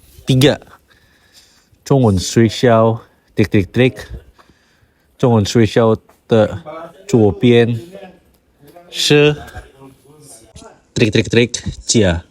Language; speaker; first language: Chinese; non-native, fluent; Indonesian